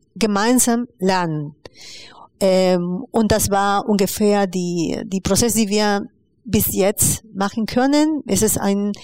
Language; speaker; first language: German; non-native, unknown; Spanish